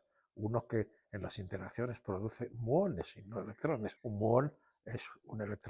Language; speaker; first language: Spanish; native; Spanish